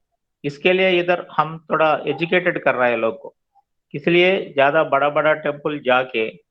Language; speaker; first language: Hindi; non-native, local second language; Telugu